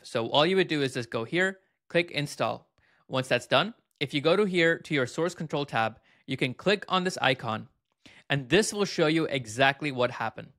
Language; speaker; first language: English; native; English